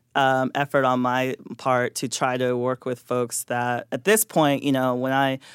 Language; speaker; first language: English; native; English